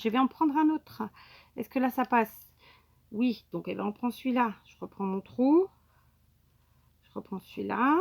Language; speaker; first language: French; native; French